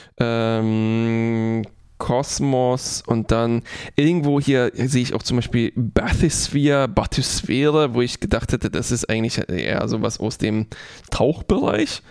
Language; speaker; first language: German; non-native, fluent; Polish